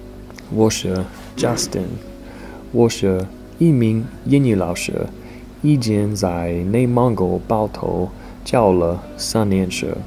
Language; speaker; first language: Chinese; non-native, learner; English